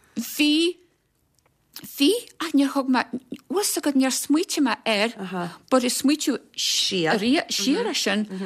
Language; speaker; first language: Irish; native; Irish